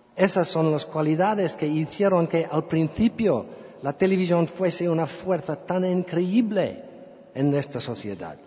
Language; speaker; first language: Spanish; non-native, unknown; English